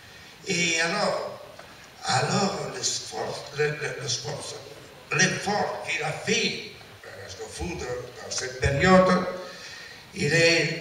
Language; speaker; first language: French; non-native, learner; Italian